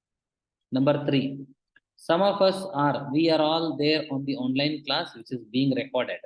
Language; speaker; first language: English; non-native, local second language; Kannada